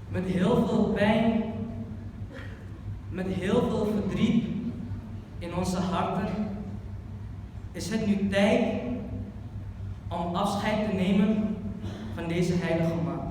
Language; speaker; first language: Dutch; early bilingual, other home language; Urdu